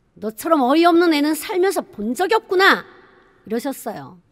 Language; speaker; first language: Korean; native; Korean